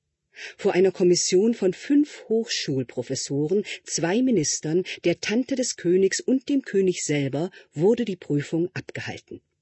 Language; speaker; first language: German; native; German